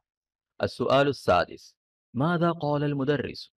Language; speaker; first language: Arabic; non-native, fluent; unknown